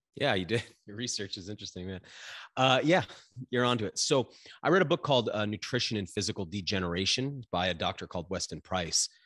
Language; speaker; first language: English; native; English